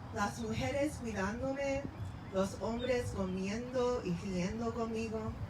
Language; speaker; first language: Spanish; early bilingual, heritage; Spanish